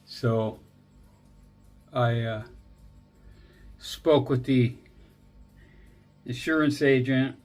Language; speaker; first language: English; native; English